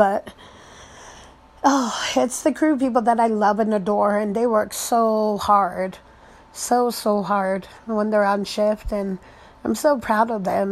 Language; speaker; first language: English; native; English